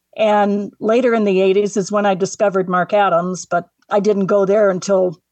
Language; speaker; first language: English; native; English